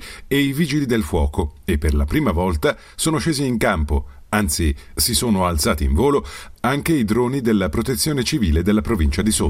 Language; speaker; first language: Italian; native; Italian